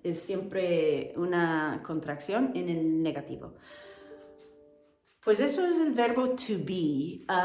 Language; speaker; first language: Spanish; non-native, fluent; English